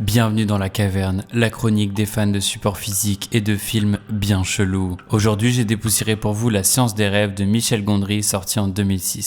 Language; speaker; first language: French; native; French